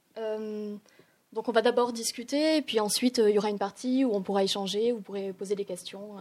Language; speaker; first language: French; native; French